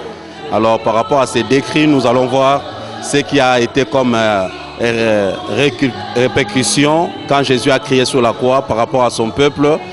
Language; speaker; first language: French; non-native, local second language; Lingala